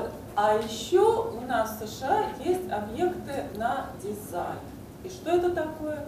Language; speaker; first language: Russian; native; Russian